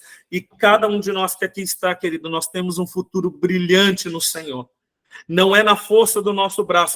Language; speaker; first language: Portuguese; native; Portuguese